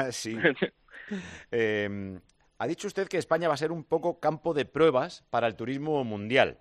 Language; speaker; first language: Spanish; native; Spanish